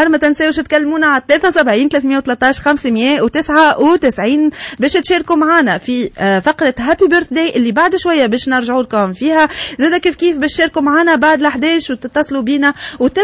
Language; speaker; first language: Arabic; native; Arabic